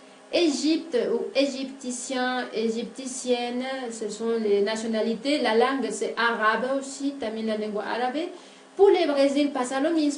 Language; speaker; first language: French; non-native, fluent; Spanish